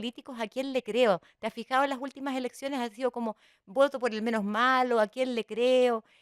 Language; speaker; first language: Spanish; native; Spanish